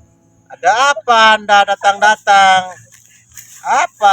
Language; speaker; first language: Indonesian; non-native, local second language; Sundanese